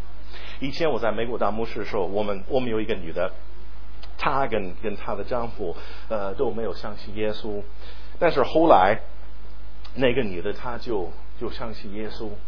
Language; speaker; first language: Chinese; non-native, fluent; English